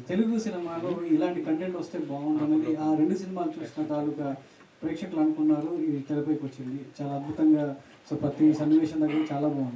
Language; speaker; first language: Telugu; native; Telugu